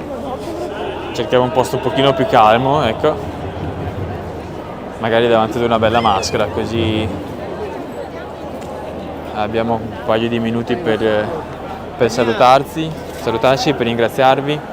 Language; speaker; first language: Italian; native; Italian